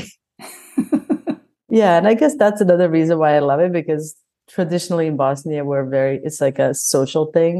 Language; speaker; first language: English; non-native, fluent; Bosnian